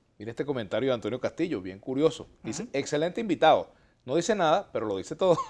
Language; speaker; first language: Spanish; native; Spanish